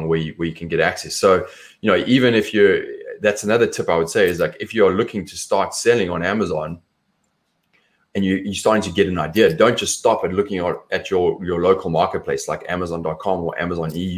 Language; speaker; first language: English; native; English